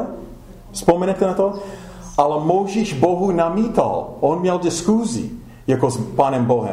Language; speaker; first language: Czech; non-native, fluent; English